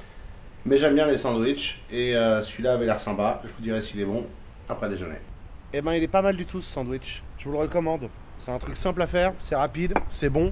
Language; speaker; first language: French; native; French